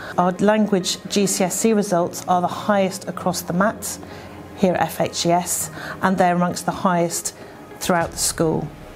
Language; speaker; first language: English; native; English